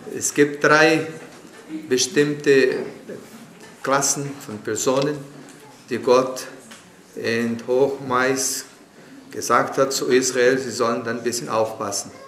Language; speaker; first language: German; non-native, fluent; Portuguese